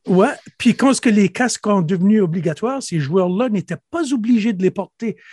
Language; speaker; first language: French; native; French